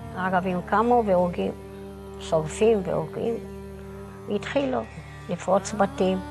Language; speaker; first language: Hebrew; non-native, fluent; Arabic